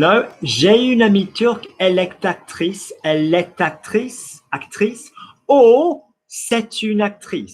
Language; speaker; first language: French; non-native, fluent; English